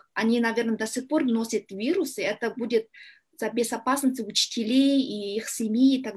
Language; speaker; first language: Russian; non-native, learner; Kyrgyz